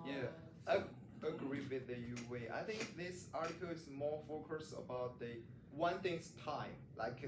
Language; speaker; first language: English; non-native, learner; Chinese